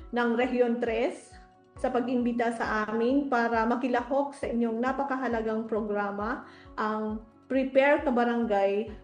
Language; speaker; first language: Filipino; non-native, local second language; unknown